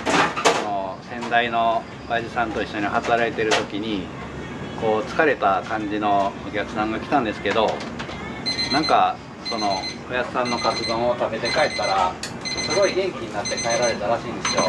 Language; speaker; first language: Japanese; native; Japanese